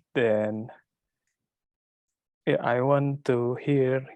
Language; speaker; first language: English; non-native, learner; Indonesian